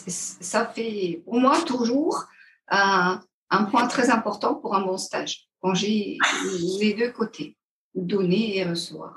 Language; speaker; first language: French; non-native, fluent; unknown